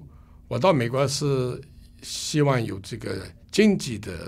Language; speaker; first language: Chinese; non-native, local second language; Cantonese